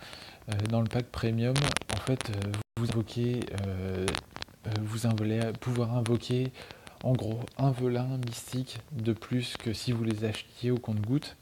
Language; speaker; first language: French; native; French